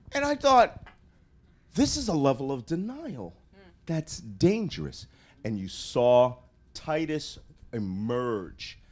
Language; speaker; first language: English; native; English